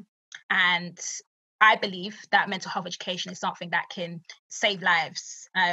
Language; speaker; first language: English; native; English